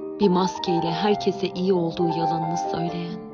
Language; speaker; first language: Turkish; native; Turkish